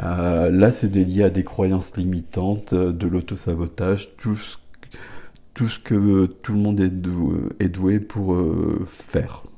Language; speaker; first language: French; native; French